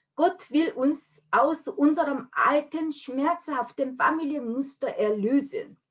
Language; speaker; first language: German; non-native, fluent; Korean